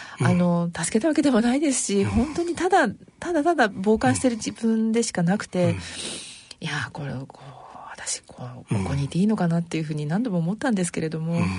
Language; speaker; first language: Japanese; native; Japanese